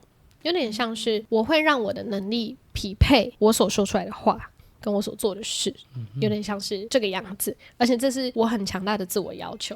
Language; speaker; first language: Chinese; native; Chinese